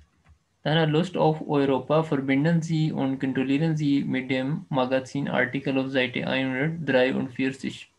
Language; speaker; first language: German; non-native, fluent; Urdu